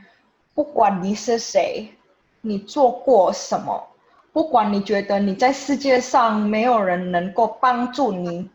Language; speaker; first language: Chinese; non-native, fluent; Indonesian